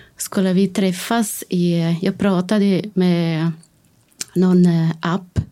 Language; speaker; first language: Swedish; non-native, fluent; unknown